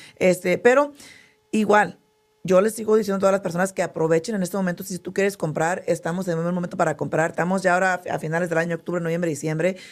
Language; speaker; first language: Spanish; early bilingual, heritage; Spanish